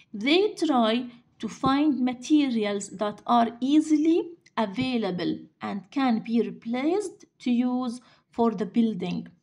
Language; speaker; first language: English; non-native, fluent; Arabic